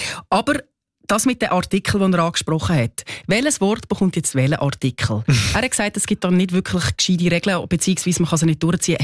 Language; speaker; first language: German; native; German